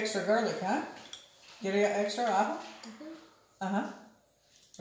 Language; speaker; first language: Spanish; non-native, learner; English